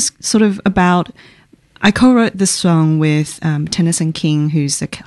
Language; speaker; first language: English; non-native, fluent; Chinese